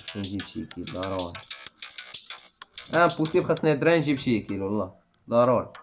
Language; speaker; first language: Arabic; native; Arabic